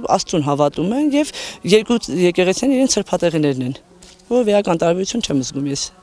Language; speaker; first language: Armenian; native; Armenian